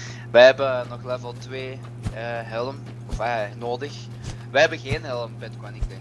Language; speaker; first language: Dutch; native; Dutch